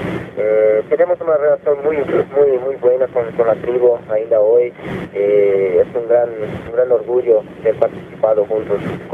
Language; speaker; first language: Spanish; non-native, fluent; Portuguese